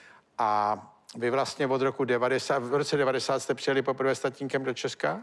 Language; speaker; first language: Czech; native; Czech